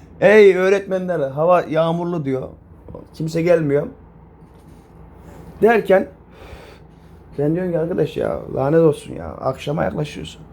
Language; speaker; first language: Turkish; native; Turkish